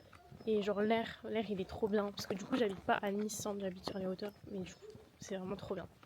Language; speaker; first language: French; native; French